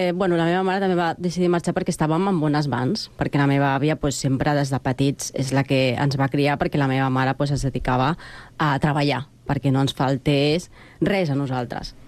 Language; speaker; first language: Catalan; non-native, fluent; Spanish